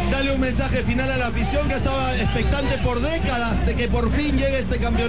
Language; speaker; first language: Spanish; native; Spanish